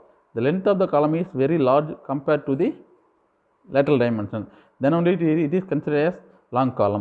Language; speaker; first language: English; non-native, local second language; Tamil